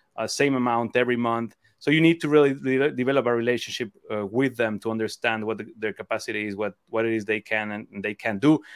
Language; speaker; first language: English; non-native, fluent; Spanish